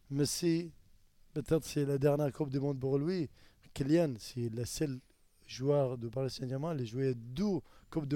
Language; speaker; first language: French; non-native, learner; Arabic